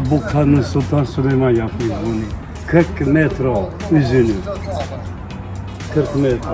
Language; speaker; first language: Turkish; non-native, learner; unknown